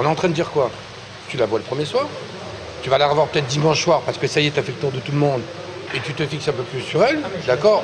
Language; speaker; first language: French; native; French